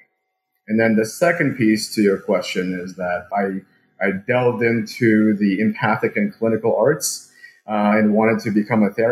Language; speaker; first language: English; early bilingual, other home language; Russian